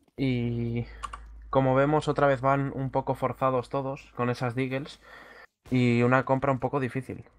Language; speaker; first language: Spanish; native; Spanish